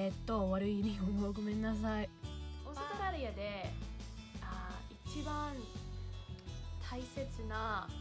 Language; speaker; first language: Japanese; non-native, learner; English